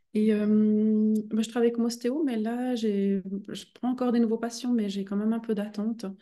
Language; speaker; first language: French; native; French